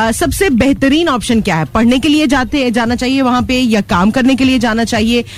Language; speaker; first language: Urdu; native; Urdu